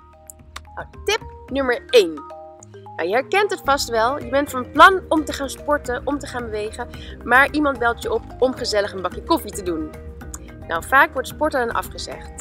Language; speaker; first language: Dutch; native; Dutch